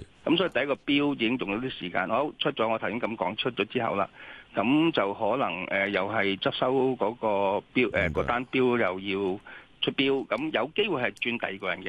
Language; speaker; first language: Cantonese; native; Cantonese